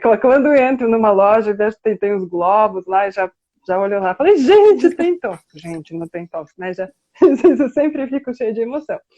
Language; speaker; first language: Portuguese; non-native, fluent; Russian